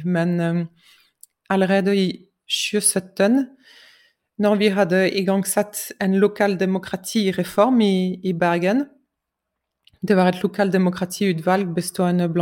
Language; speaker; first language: Norwegian; non-native, fluent; French